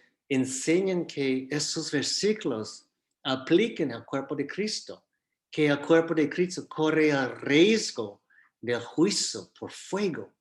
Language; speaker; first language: Spanish; non-native, fluent; English